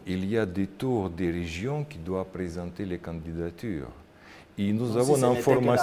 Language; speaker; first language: French; non-native, learner; Russian